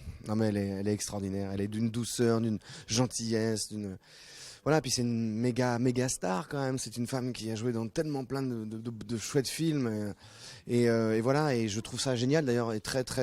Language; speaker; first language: French; native; French